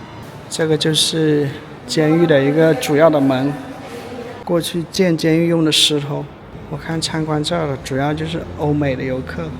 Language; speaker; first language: Chinese; native; Chinese